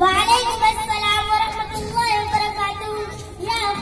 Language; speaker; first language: Arabic; non-native, learner; Urdu